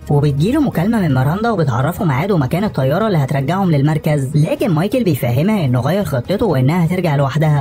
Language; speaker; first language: Arabic; native; Arabic